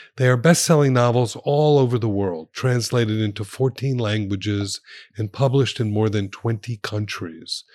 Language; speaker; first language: English; native; English